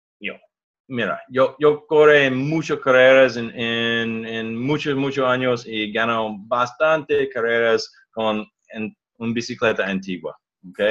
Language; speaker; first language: Spanish; non-native, learner; English